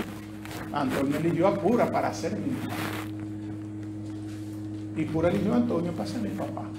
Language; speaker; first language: Spanish; native; Spanish